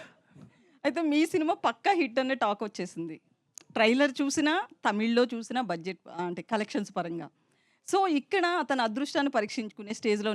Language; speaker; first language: Telugu; native; Telugu